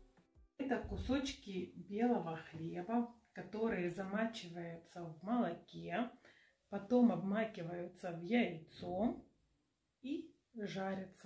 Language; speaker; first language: Russian; native; Russian